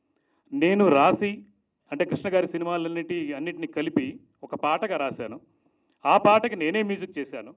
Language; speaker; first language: Telugu; native; Telugu